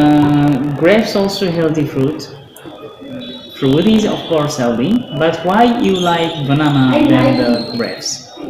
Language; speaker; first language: English; non-native, fluent; Bangla